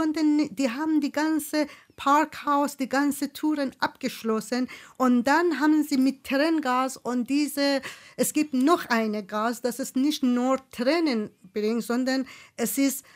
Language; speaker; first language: German; non-native, fluent; Persian